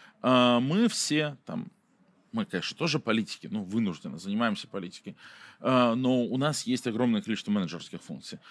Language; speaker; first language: Russian; native; Russian